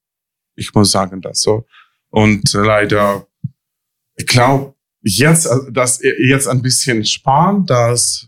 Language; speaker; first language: German; non-native, learner; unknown